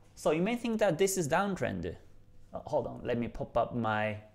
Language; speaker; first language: English; non-native, fluent; Japanese